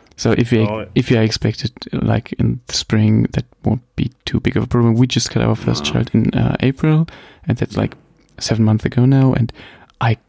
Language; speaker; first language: English; non-native, fluent; German